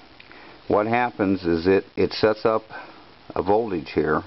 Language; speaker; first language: English; native; English